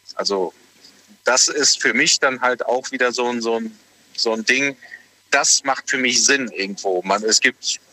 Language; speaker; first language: German; native; German